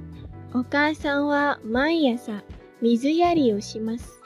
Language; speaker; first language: Japanese; non-native, fluent; Indonesian